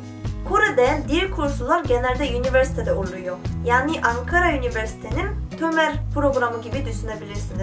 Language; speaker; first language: Turkish; non-native, fluent; Korean